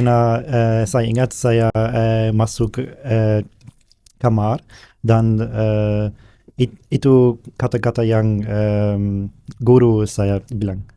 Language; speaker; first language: Indonesian; non-native, learner; German